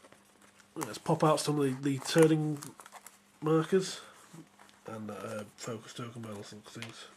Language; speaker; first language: English; native; English